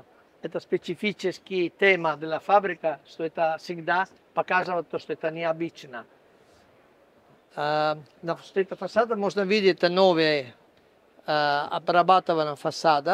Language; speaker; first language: Russian; non-native, fluent; Italian